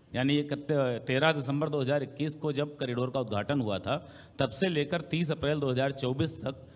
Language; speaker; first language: Hindi; native; Hindi